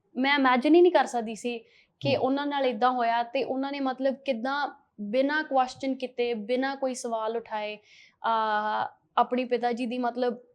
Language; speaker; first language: Punjabi; early bilingual, heritage; Punjabi